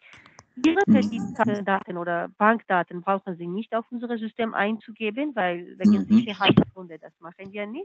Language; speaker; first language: German; non-native, fluent; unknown